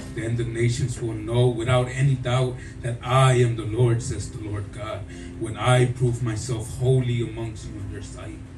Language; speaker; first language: English; early bilingual, other home language; Spanish